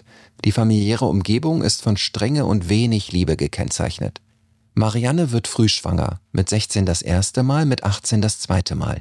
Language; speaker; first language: German; native; German